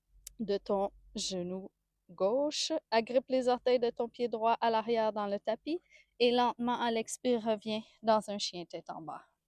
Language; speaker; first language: French; native; French